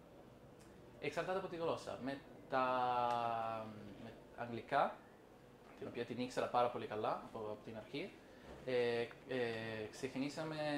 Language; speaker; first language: Greek; non-native, fluent; Italian